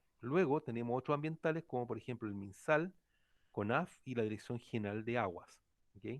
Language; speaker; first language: Spanish; native; Spanish